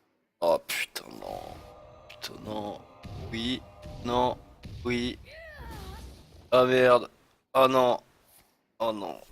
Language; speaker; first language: French; native; French